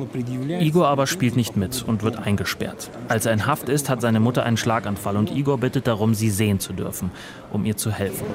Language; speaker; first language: German; native; German